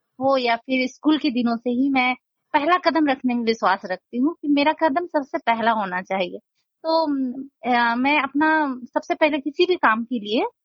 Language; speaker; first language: Hindi; non-native, local second language; Nepali